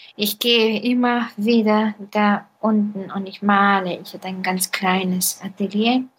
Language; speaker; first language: German; non-native, fluent; Bulgarian